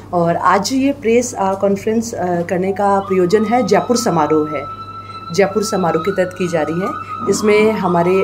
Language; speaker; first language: Hindi; native; Hindi